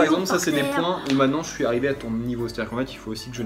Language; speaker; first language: French; native; French